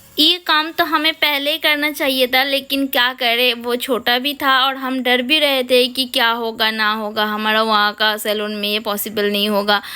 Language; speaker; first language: Hindi; non-native, local second language; Bangla